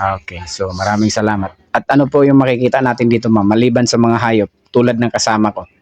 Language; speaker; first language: Filipino; non-native, local second language; Cebuano